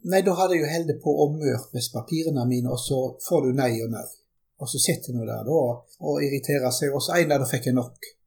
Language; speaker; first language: Norwegian; early bilingual, other home language; German